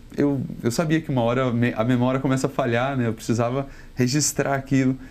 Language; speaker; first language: Portuguese; native; Portuguese